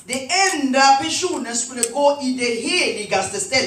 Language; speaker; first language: Swedish; non-native, fluent; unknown